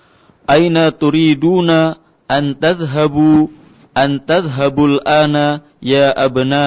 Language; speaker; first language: Arabic; non-native, learner; Indonesian